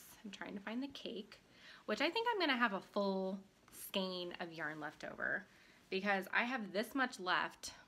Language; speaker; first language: English; native; English